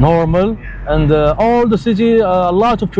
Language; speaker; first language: English; non-native, local second language; Arabic